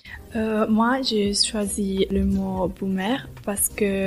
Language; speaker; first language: French; non-native, learner; Italian